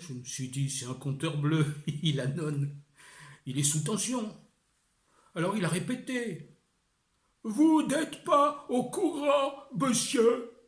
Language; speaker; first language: French; native; French